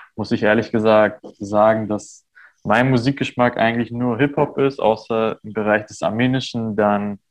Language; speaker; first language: German; early bilingual, other home language; Armenian